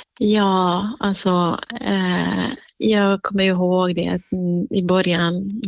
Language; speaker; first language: Swedish; non-native, fluent; Kurdish